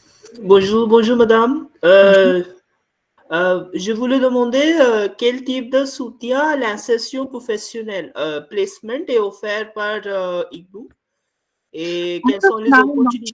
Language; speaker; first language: French; non-native, fluent; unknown